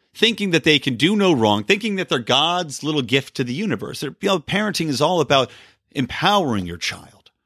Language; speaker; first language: English; native; English